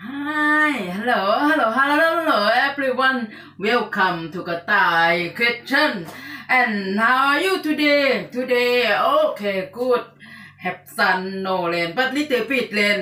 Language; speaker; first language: English; non-native, learner; Thai